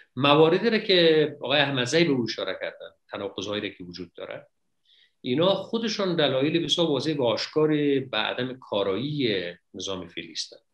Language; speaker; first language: Persian; native; Persian